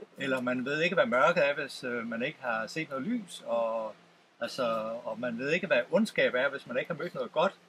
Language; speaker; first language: Danish; native; Danish